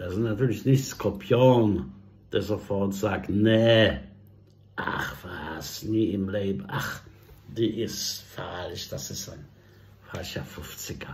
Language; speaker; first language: German; non-native, fluent; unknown